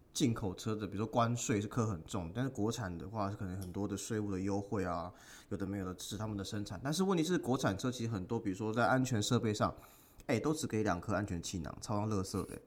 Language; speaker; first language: Chinese; native; Chinese